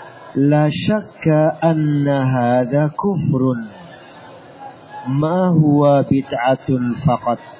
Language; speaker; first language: Arabic; non-native, fluent; Indonesian